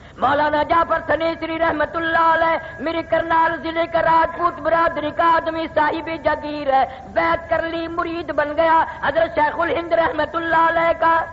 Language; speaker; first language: Urdu; non-native, local second language; Saraiki